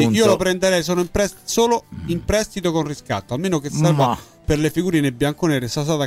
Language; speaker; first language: Italian; native; Italian